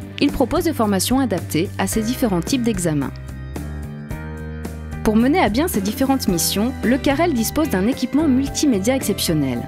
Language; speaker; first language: French; native; French